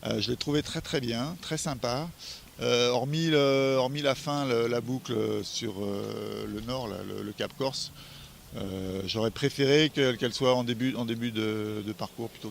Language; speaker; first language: French; native; French